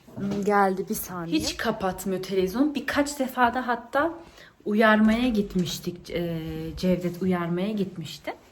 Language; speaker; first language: Turkish; early bilingual, heritage; Turkish